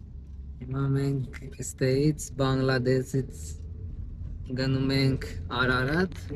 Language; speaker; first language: Armenian; non-native, learner; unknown